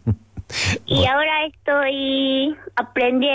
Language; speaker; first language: Spanish; non-native, learner; Japanese